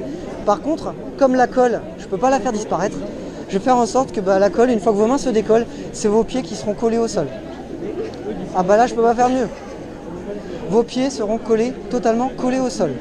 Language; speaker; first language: French; native; French